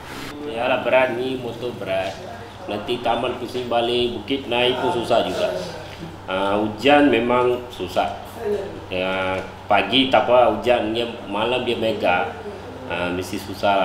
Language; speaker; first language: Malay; non-native, learner; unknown